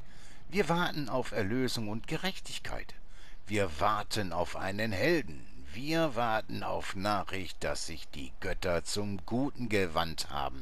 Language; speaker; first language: German; native; German